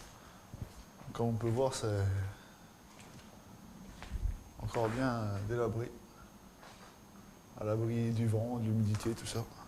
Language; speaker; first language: French; native; French